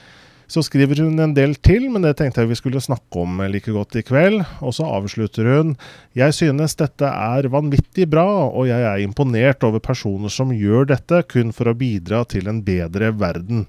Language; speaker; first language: Norwegian; native; Norwegian